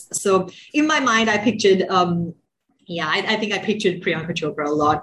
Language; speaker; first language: English; non-native, local second language; Sinhala